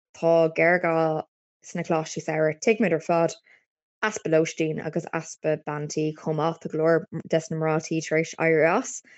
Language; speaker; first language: Irish; non-native, local second language; English